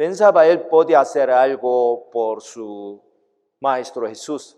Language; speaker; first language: Spanish; non-native, fluent; Korean